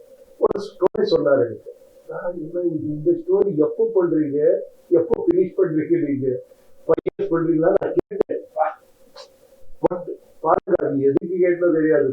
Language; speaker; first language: Tamil; non-native, learner; Kannada